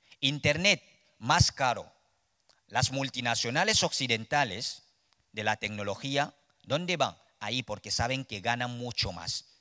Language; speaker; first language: Spanish; non-native, fluent; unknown